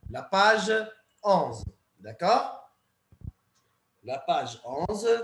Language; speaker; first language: French; non-native, fluent; Arabic